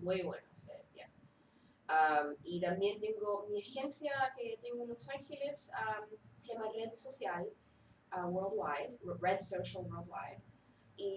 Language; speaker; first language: Spanish; early bilingual, heritage; Spanish